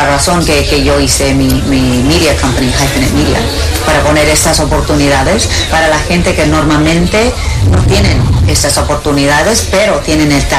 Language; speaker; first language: Spanish; early bilingual, heritage; English